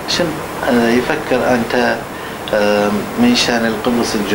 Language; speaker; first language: Arabic; non-native, learner; Turkish